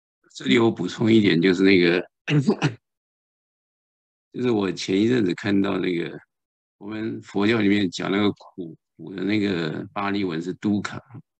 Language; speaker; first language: Chinese; native; Chinese